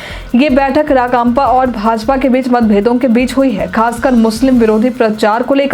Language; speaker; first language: Hindi; native; Hindi